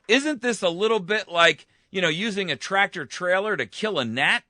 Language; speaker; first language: English; native; English